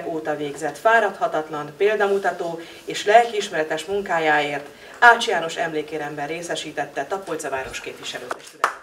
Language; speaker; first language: Hungarian; native; Hungarian